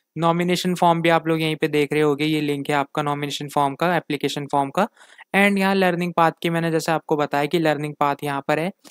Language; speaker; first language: Hindi; native; Hindi